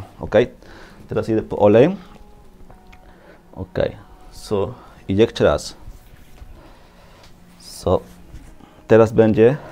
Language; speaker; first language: Polish; non-native, learner; Spanish